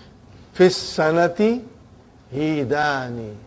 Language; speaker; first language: Arabic; non-native, fluent; Bangla